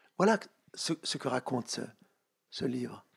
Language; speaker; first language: French; native; French